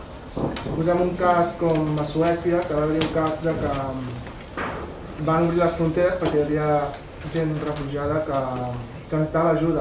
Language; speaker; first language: Catalan; native; Catalan